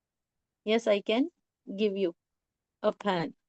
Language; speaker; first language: English; non-native, local second language; Hindi